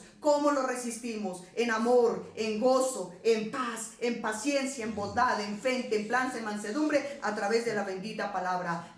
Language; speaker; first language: Spanish; native; Spanish